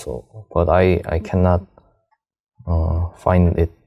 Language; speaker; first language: English; non-native, learner; Korean